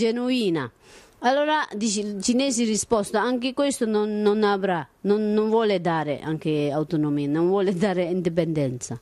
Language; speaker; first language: Italian; non-native, learner; Tibetan